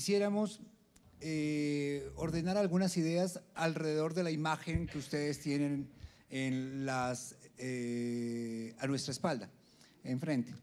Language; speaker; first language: Spanish; native; Spanish